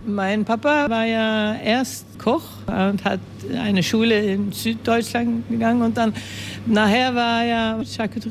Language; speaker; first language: German; early bilingual, heritage; German